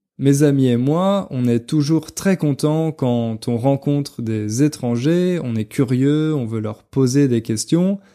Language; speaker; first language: French; native; French